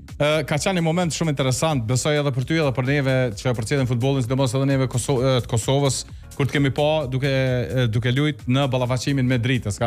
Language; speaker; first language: Albanian; native; Albanian